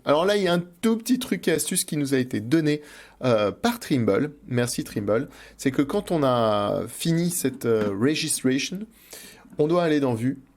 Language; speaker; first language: French; native; French